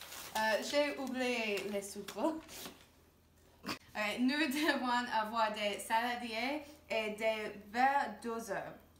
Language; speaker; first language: French; non-native, learner; English